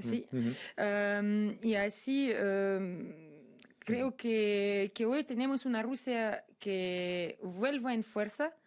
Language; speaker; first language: Spanish; non-native, fluent; Russian